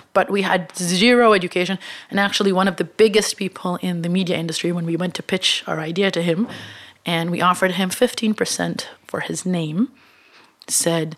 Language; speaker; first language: English; non-native, fluent; Hebrew